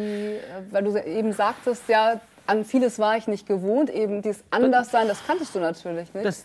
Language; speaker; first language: German; native; German